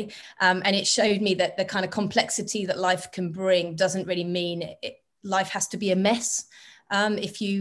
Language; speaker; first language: English; native; English